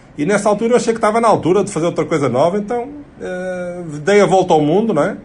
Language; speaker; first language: Portuguese; native; Portuguese